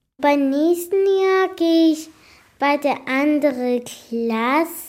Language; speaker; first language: German; early bilingual, other home language; Arabic